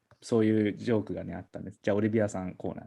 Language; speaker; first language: Japanese; native; Japanese